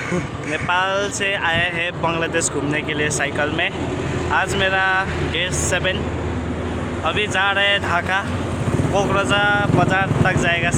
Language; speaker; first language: Hindi; non-native, learner; Nepali